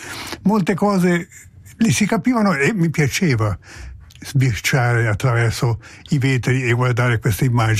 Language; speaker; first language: Italian; native; Italian